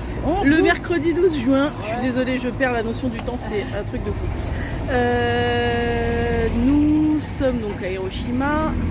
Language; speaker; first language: French; native; French